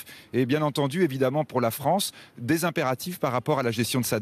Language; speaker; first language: French; native; French